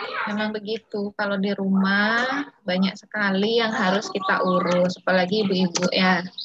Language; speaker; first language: Indonesian; non-native, local second language; Balinese